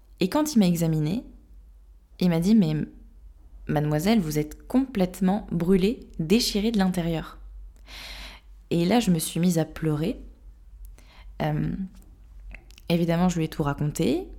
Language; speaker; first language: French; native; French